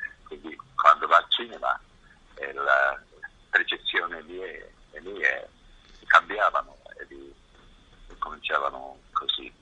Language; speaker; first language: Italian; non-native, fluent; Japanese